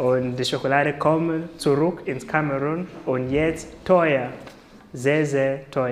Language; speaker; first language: German; non-native, learner; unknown